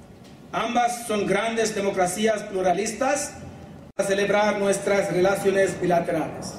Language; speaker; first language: Spanish; non-native, learner; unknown